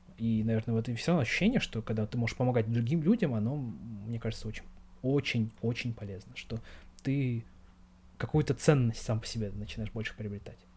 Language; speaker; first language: Russian; native; Russian